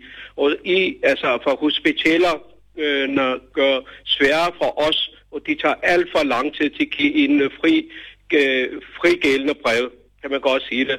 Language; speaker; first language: Danish; non-native, learner; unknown